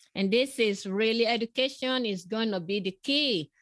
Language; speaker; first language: English; non-native, local second language; Yoruba